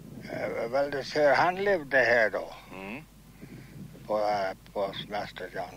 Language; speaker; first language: Swedish; early bilingual, heritage; Swedish